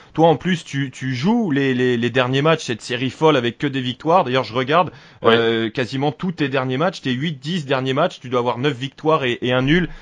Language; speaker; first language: French; native; French